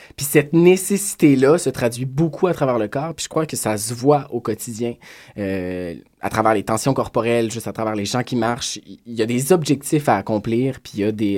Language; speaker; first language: French; native; French